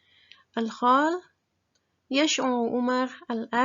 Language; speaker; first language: Arabic; non-native, fluent; Indonesian